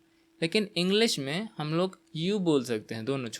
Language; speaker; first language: Hindi; non-native, local second language; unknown